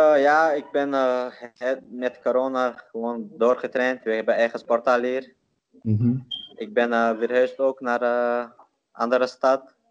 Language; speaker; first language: Dutch; non-native, learner; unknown